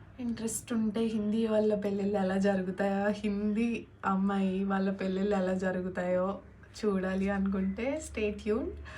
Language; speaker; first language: Telugu; non-native, local second language; Hindi